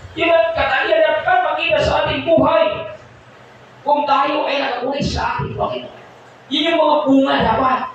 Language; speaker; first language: Filipino; non-native, local second language; Cebuano